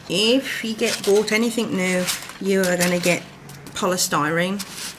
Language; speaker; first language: English; native; English